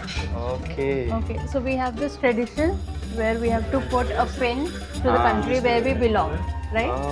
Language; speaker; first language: English; non-native, local second language; Malayalam